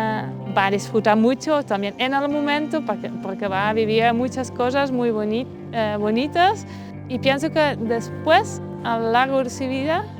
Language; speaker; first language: Spanish; non-native, fluent; Dutch